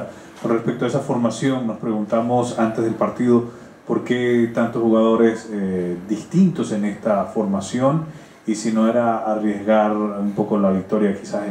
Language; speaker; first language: Spanish; native; Spanish